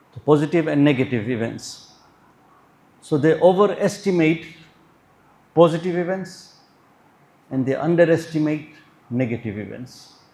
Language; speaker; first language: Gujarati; early bilingual, heritage; Gujarati